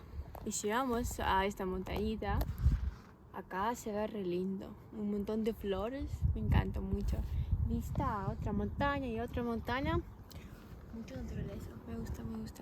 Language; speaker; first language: Spanish; non-native, fluent; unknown